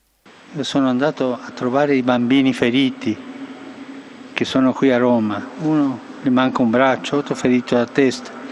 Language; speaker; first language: Italian; non-native, fluent; Spanish